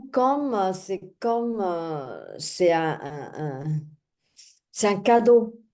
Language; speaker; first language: French; non-native, fluent; Chinese